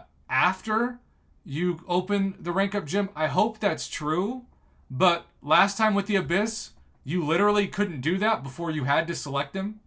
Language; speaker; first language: English; native; English